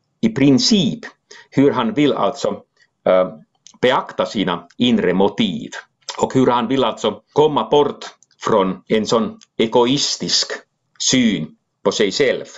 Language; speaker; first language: Swedish; non-native, local second language; Finnish